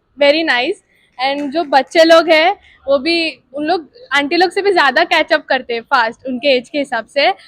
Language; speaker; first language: Hindi; non-native, local second language; Gujarati